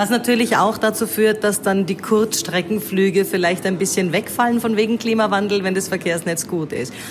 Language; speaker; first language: German; native; German